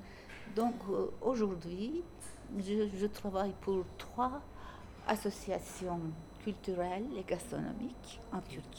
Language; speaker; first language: French; non-native, fluent; Turkish